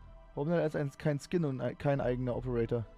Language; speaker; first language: German; native; German